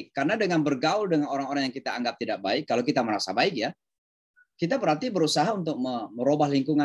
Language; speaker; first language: Indonesian; native; Indonesian